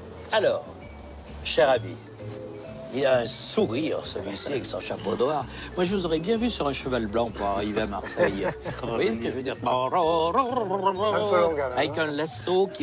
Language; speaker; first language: French; native; French